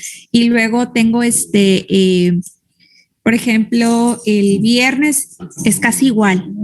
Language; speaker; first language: Spanish; native; Spanish